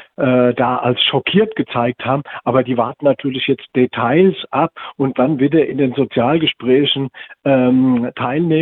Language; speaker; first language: German; native; German